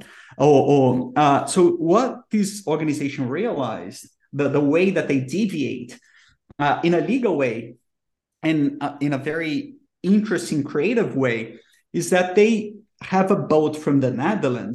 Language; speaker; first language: English; non-native, fluent; Portuguese